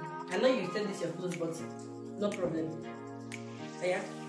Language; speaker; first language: English; non-native, local second language; Igbo